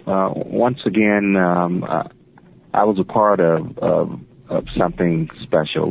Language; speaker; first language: English; native; English